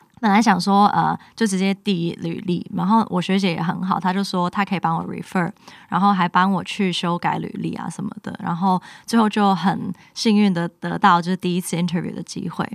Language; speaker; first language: Chinese; non-native, local second language; Cantonese